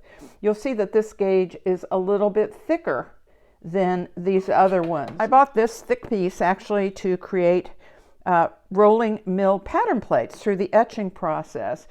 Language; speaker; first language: English; native; English